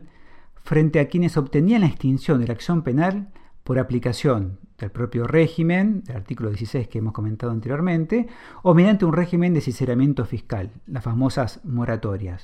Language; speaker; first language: Spanish; native; Spanish